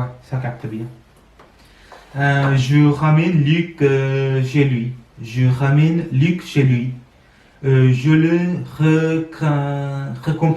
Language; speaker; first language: French; non-native, learner; Sinhala